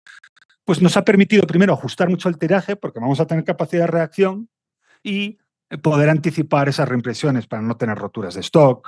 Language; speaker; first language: Spanish; native; Spanish